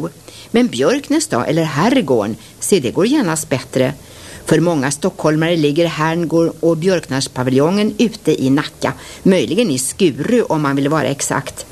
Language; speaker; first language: Swedish; native; Swedish